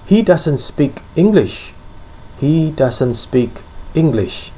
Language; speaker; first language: English; non-native, fluent; Indonesian